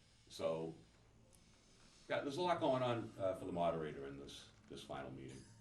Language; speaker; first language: English; native; English